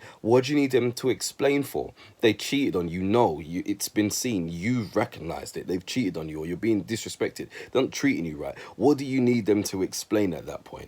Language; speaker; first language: English; native; English